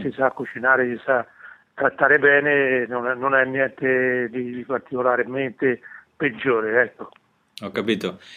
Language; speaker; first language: Italian; native; Italian